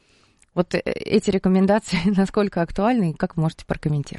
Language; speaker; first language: Russian; native; Russian